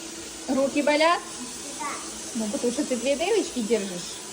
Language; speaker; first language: Russian; early bilingual, heritage; Russian